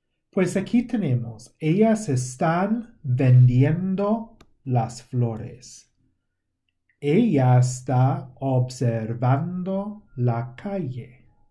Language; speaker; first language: Spanish; non-native, fluent; English